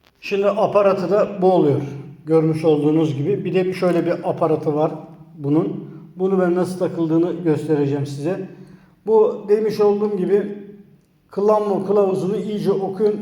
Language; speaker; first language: Turkish; native; Turkish